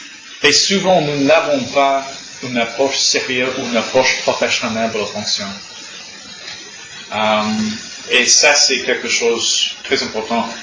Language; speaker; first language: French; non-native, learner; English